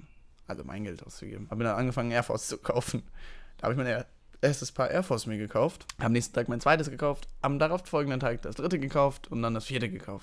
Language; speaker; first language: German; native; German